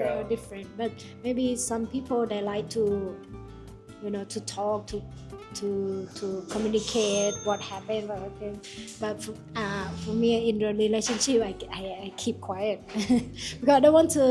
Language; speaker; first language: English; non-native, learner; Thai